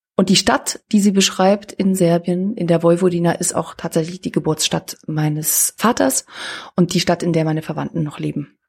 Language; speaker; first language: German; early bilingual, other home language; Swiss German